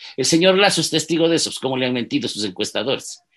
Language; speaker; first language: Spanish; native; Spanish